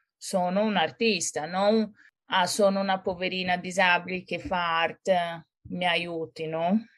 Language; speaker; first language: Italian; non-native, fluent; Portuguese